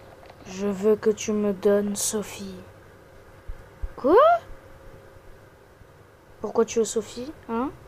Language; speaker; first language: French; native; French